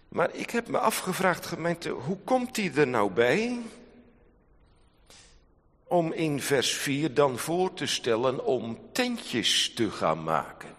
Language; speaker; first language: Dutch; native; Dutch